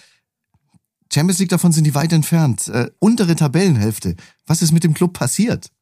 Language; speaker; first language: German; native; German